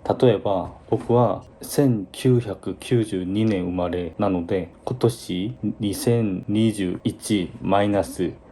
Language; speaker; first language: Japanese; non-native, fluent; Korean